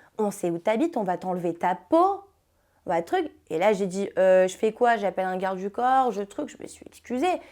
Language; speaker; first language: French; early bilingual, heritage; French